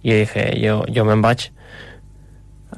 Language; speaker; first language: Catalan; non-native, local second language; Spanish